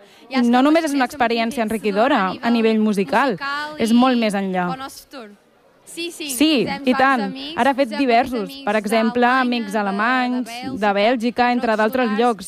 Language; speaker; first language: Catalan; non-native, learner; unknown